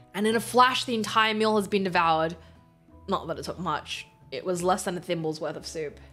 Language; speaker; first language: English; native; English